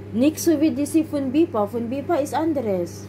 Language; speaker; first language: German; non-native, learner; Filipino